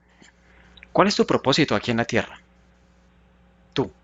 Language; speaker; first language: Spanish; native; Spanish